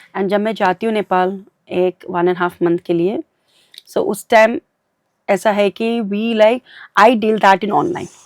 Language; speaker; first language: Hindi; native; Hindi